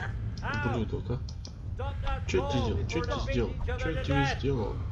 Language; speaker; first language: Russian; native; Russian